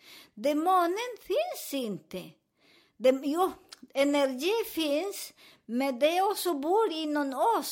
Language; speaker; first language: Swedish; non-native, learner; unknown